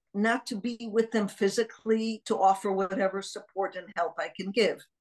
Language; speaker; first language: English; early bilingual, other home language; Hebrew